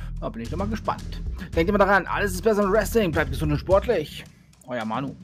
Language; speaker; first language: German; native; German